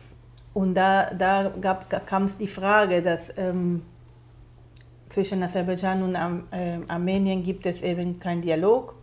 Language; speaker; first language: German; non-native, fluent; Spanish